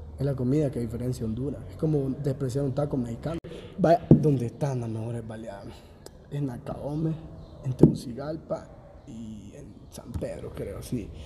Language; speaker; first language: Spanish; native; Spanish